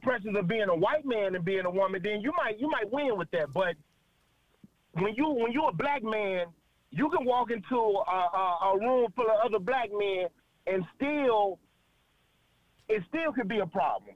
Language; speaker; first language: English; native; English